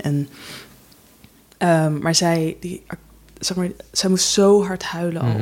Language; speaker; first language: Dutch; native; Dutch